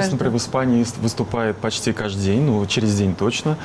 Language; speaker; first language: Russian; native; Russian